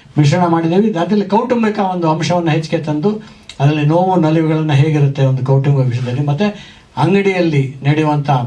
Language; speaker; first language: Kannada; native; Kannada